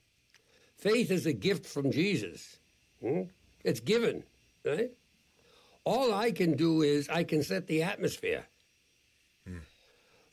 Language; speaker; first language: English; native; English